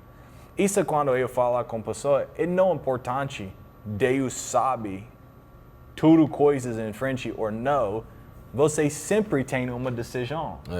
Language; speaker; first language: Portuguese; non-native, learner; English